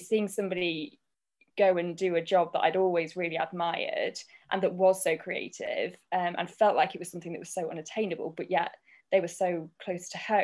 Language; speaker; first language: English; native; English